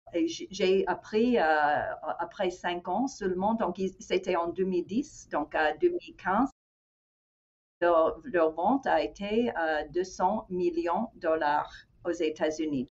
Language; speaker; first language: French; non-native, fluent; English